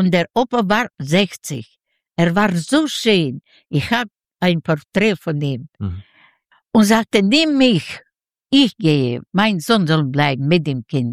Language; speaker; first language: German; non-native, learner; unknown